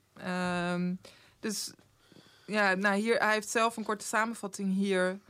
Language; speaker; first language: Dutch; early bilingual, other home language; Portuguese